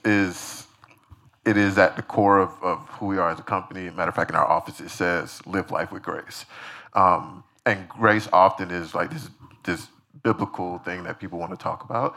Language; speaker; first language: English; native; English